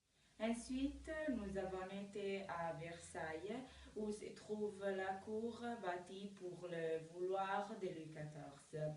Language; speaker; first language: French; non-native, learner; Italian